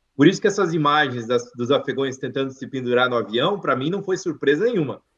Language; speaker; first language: Portuguese; native; Portuguese